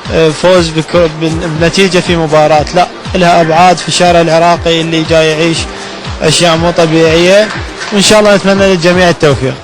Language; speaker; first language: Arabic; native; Arabic